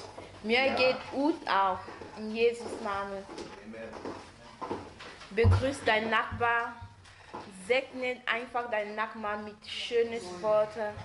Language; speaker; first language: German; non-native, learner; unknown